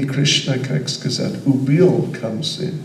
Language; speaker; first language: Russian; non-native, learner; English